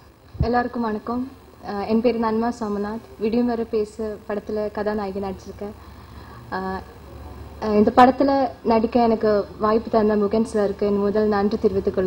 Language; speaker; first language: Tamil; non-native, learner; Malayalam